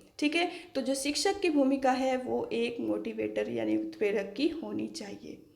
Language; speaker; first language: Hindi; native; Hindi